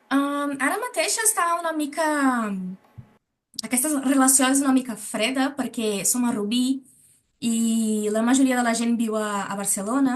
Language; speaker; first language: Catalan; non-native, learner; Portuguese